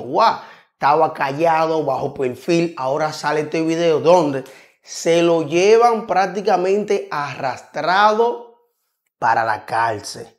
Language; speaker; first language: Spanish; native; Spanish